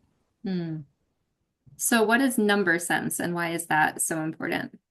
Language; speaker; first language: English; native; English